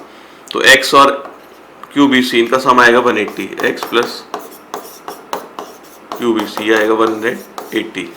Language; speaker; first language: Hindi; native; Hindi